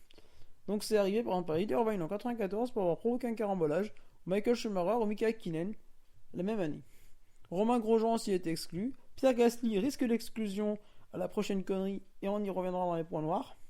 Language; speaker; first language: French; native; French